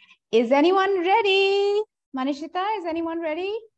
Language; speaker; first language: English; non-native, local second language; Hindi